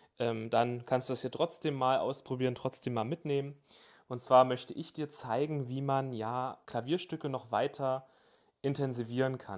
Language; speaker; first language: German; native; German